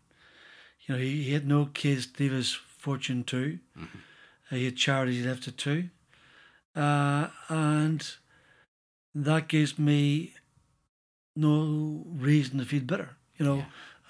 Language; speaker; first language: English; native; English